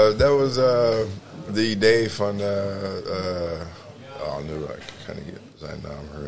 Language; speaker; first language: Dutch; non-native, learner; English